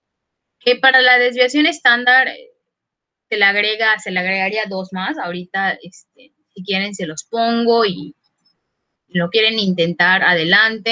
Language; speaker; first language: Spanish; native; Spanish